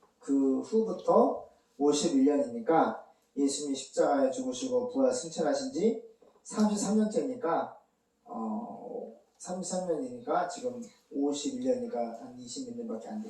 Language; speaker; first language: Korean; native; Korean